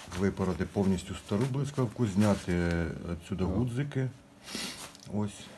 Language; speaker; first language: Ukrainian; native; Ukrainian